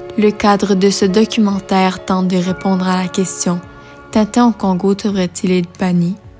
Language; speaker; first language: French; native; French